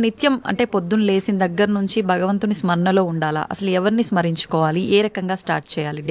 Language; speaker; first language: Telugu; native; Telugu